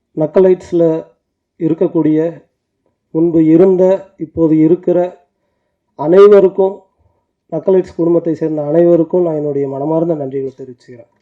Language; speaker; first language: Tamil; native; Tamil